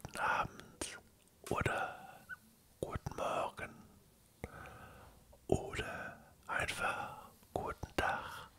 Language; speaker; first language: German; non-native, learner; French